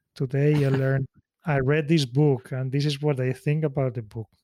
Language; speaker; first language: English; non-native, fluent; Spanish